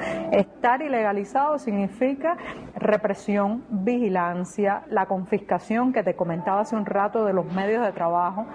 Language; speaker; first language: Spanish; native; Spanish